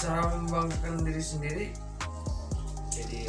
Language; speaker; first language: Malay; non-native, local second language; Sundanese